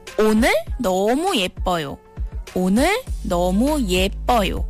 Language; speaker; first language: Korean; non-native, fluent; Malay